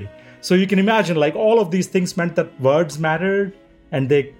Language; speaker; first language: English; non-native, local second language; Telugu